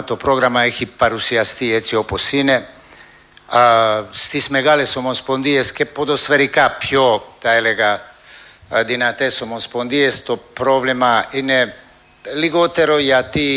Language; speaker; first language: Greek; non-native, fluent; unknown